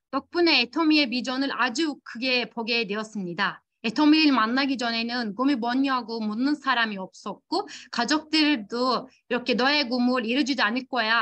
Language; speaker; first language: Korean; non-native, fluent; Turkish